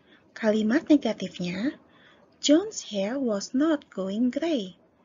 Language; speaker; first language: English; non-native, fluent; Indonesian